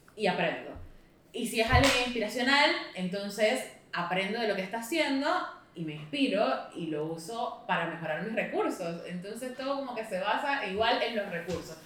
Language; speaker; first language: Spanish; native; Spanish